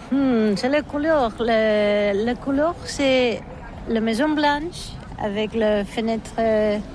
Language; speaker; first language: French; non-native, learner; Catalan